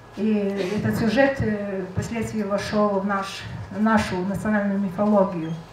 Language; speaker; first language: Russian; non-native, local second language; Lithuanian